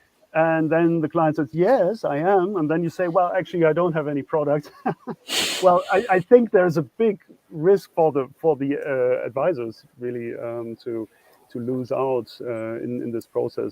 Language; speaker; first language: English; non-native, fluent; German